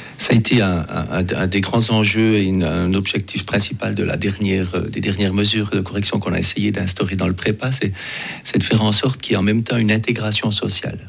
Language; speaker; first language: French; native; French